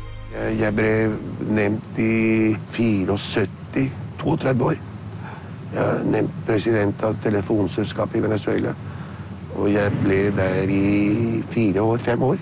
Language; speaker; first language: Norwegian; early bilingual, heritage; Spanish